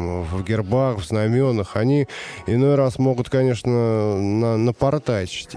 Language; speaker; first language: Russian; native; Russian